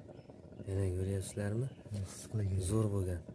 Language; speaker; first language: Uzbek; native; Uzbek